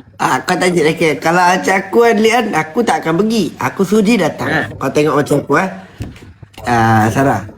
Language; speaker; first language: Malay; native; Malay